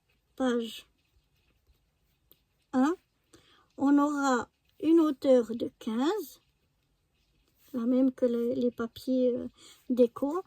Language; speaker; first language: French; native; French